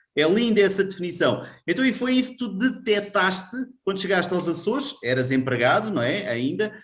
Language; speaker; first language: Portuguese; native; Portuguese